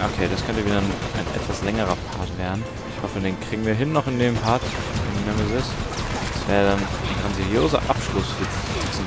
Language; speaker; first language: German; native; German